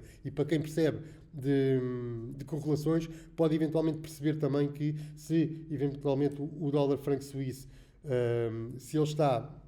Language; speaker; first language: Portuguese; native; Portuguese